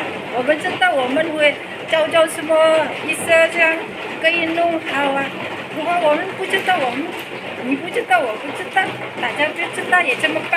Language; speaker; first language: Chinese; non-native, learner; Indonesian